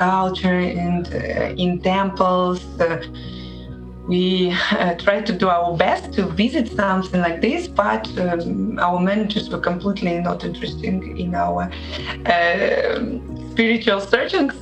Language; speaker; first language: English; non-native, learner; Russian